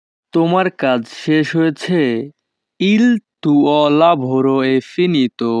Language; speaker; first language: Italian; non-native, fluent; Bangla